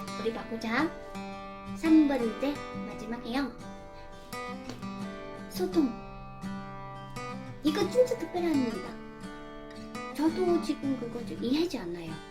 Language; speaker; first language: Korean; non-native, learner; Vietnamese